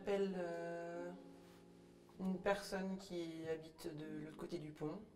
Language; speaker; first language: French; native; French